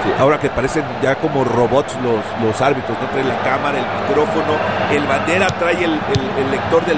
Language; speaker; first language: Spanish; native; Spanish